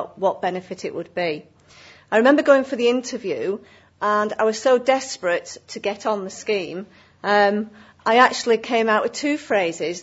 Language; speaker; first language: English; native; English